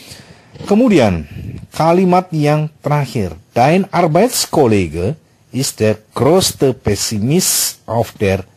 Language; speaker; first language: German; non-native, fluent; Indonesian